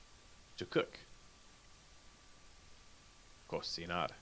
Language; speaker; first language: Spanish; non-native, fluent; English